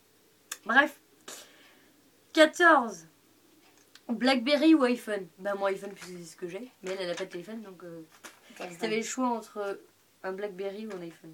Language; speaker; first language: French; native; French